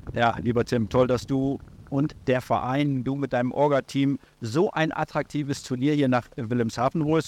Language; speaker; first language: German; native; German